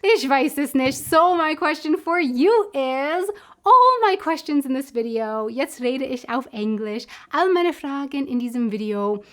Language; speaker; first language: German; non-native, fluent; English